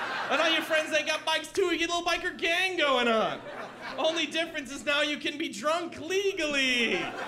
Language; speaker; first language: English; native; English